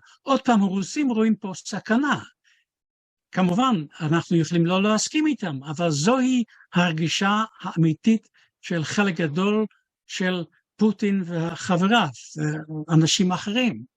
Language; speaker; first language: Hebrew; non-native, fluent; Dutch